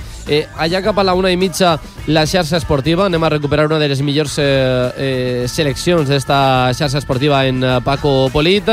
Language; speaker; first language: Catalan; native; Catalan